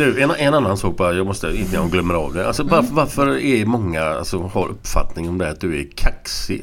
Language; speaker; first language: Swedish; native; Swedish